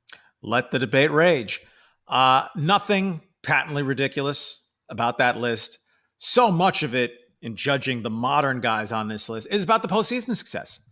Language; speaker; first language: English; native; English